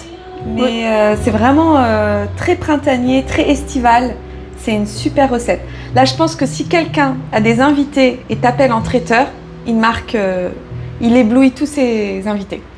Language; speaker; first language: French; native; French